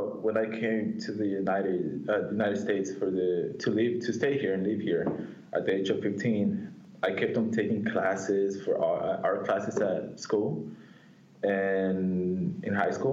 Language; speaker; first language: English; non-native, fluent; Spanish